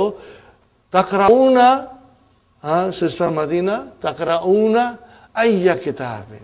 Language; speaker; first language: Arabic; non-native, fluent; Urdu